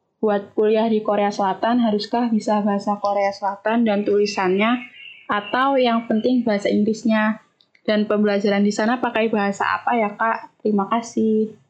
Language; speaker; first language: Indonesian; native; Indonesian